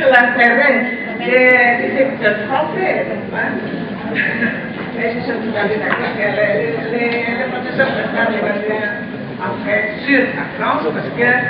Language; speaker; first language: French; non-native, fluent; Indonesian